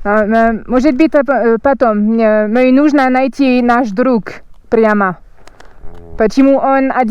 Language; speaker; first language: Russian; non-native, learner; French